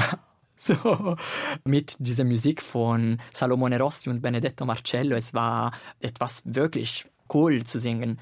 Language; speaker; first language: German; non-native, fluent; Italian